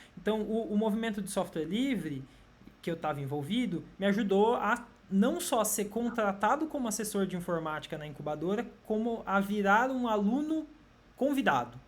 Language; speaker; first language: Portuguese; native; Portuguese